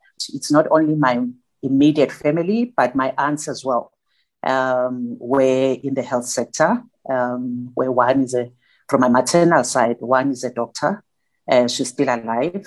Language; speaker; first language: English; non-native, local second language; Zulu